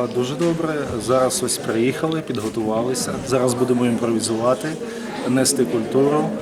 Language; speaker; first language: Ukrainian; non-native, local second language; Russian